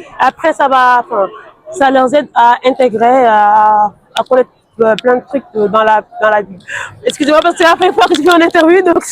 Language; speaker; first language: French; non-native, local second language; Wolof